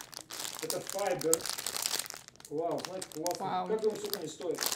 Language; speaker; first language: Russian; native; Russian